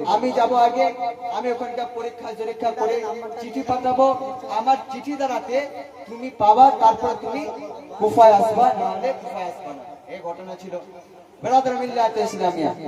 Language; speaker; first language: Bangla; non-native, local second language; Urdu